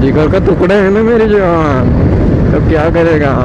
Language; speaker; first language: Hindi; non-native, local second language; Marathi